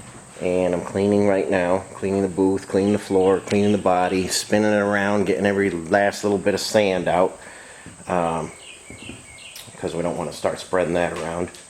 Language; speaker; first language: English; native; English